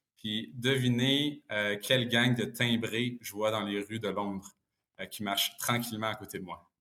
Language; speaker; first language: French; early bilingual, other home language; Bosnian